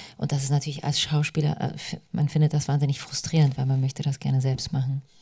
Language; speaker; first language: German; early bilingual, other home language; Polish